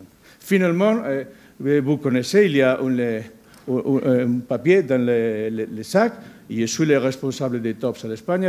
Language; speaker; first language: French; non-native, learner; Spanish